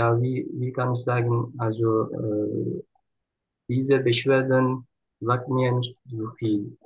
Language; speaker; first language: German; non-native, learner; Turkish